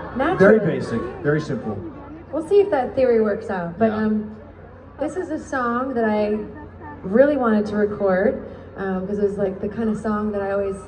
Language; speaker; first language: English; native; English